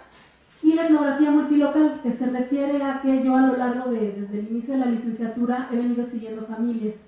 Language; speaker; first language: Spanish; native; Spanish